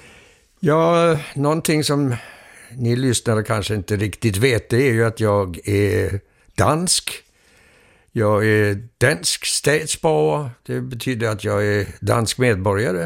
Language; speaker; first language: Swedish; early bilingual, heritage; Swedish